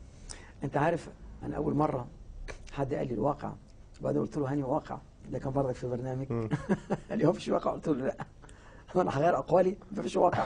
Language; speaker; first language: Arabic; native; Arabic